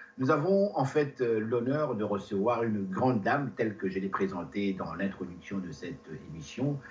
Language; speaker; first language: French; non-native, local second language; Lingala